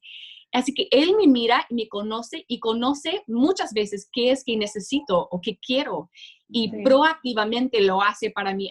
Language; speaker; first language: Spanish; non-native, fluent; English